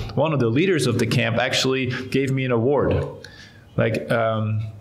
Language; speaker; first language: English; non-native, fluent; Dutch